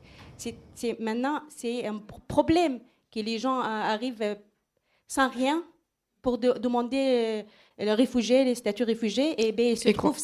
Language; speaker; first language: French; non-native, learner; Arabic